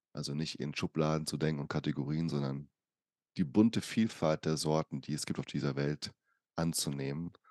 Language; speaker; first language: German; early bilingual, other home language; Portuguese